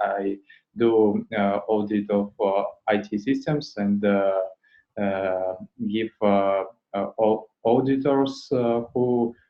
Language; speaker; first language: English; non-native, learner; Russian